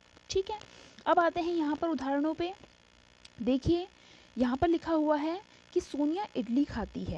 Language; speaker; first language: Hindi; native; Hindi